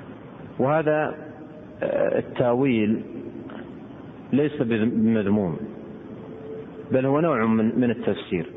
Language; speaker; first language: Arabic; native; Arabic